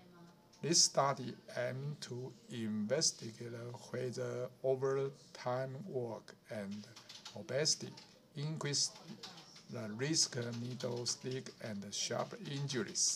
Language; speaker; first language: English; non-native, learner; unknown